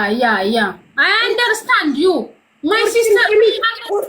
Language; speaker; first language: English; non-native, learner; Amharic